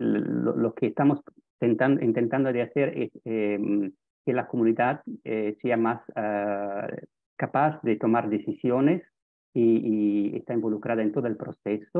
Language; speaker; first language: Spanish; non-native, fluent; Italian